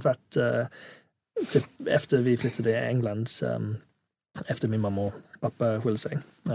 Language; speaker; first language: Swedish; non-native, fluent; English